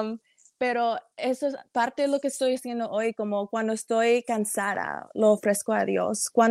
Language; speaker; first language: Spanish; early bilingual, heritage; English